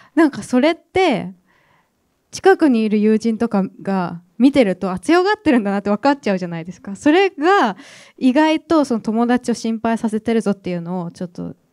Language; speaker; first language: Japanese; native; Japanese